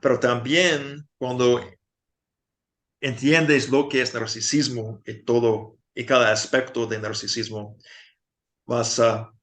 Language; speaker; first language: Spanish; non-native, fluent; English